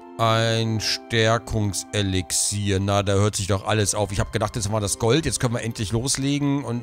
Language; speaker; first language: German; native; German